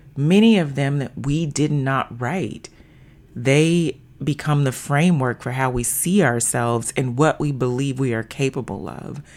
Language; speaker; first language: English; native; English